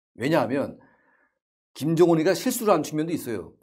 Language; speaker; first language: Korean; native; Korean